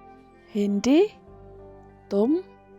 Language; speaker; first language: Hindi; non-native, learner; Khasi